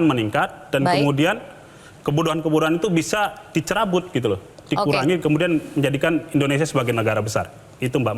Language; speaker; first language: Indonesian; native; Indonesian